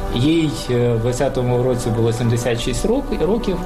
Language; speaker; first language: Ukrainian; non-native, local second language; Russian